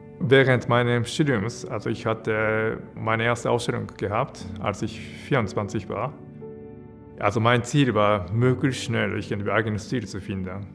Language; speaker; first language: German; non-native, fluent; Japanese